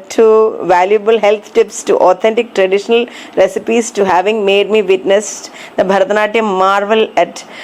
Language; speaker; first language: English; non-native, local second language; Malayalam